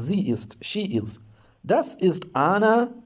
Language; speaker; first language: German; non-native, learner; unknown